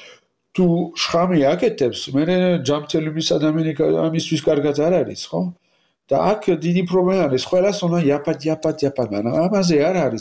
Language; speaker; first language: Georgian; non-native, learner; French